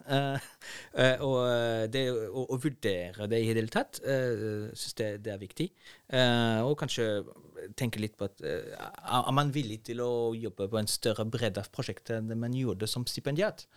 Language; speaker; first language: Norwegian; non-native, fluent; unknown